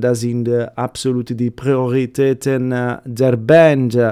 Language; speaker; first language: German; non-native, fluent; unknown